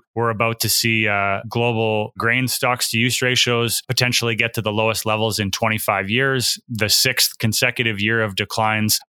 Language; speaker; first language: English; native; English